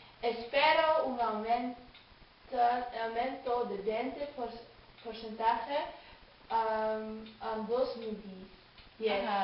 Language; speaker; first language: Spanish; non-native, learner; Dutch